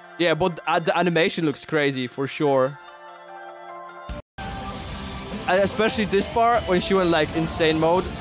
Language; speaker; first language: English; native; English